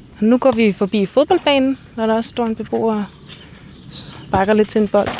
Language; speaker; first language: Danish; native; Danish